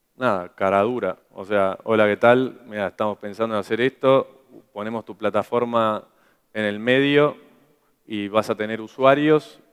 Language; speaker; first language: Spanish; native; Spanish